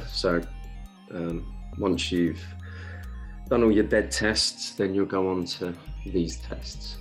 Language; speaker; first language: English; native; English